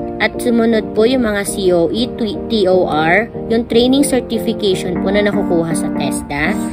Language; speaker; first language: Filipino; native; Filipino